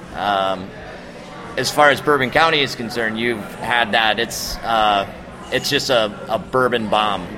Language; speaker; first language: English; native; English